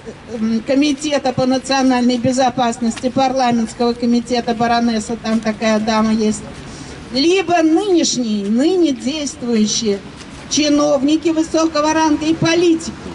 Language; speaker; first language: Russian; native; Russian